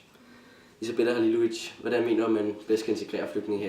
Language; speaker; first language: Danish; native; Danish